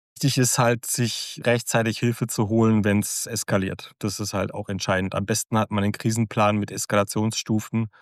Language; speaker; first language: German; early bilingual, other home language; Croatian